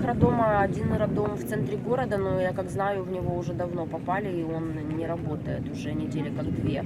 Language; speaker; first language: Russian; native; Russian